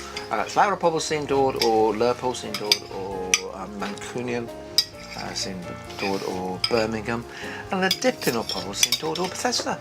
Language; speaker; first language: Welsh; non-native, learner; English